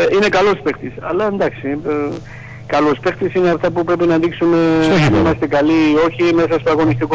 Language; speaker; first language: Greek; non-native, fluent; Georgian